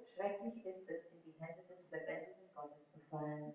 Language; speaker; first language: German; non-native, fluent; Russian